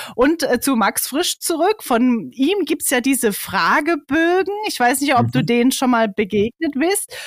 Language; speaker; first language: German; native; German